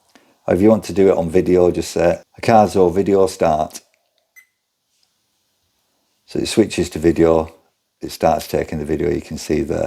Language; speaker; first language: English; native; English